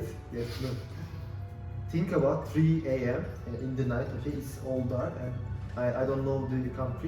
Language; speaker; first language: English; non-native, fluent; Turkish